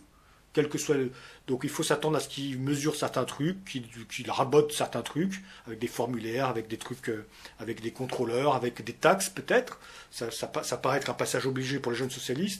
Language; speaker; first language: French; native; French